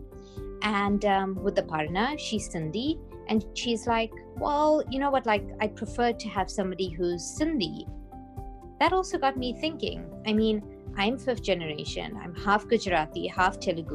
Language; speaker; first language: English; native; English